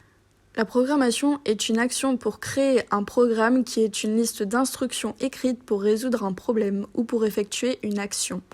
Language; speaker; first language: French; native; French